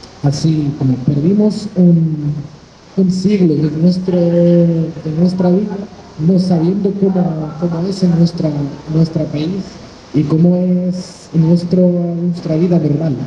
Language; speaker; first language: Spanish; non-native, fluent; Arabic